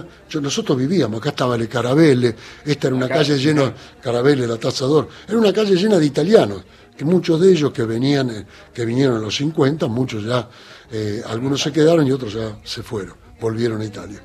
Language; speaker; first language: Spanish; native; Spanish